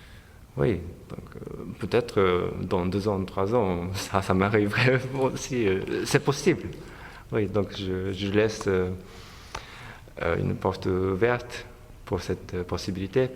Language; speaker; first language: French; non-native, fluent; Japanese